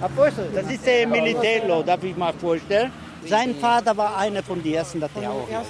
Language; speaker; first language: German; non-native, fluent; Italian